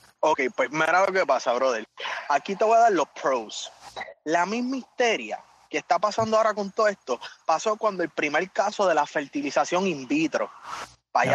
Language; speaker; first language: Spanish; native; Spanish